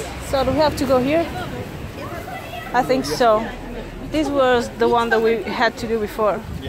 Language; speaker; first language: English; non-native, fluent; Italian